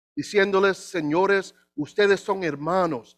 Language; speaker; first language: Spanish; non-native, learner; English